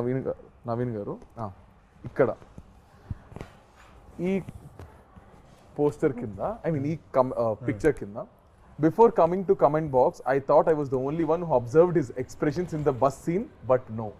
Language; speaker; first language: Telugu; native; Telugu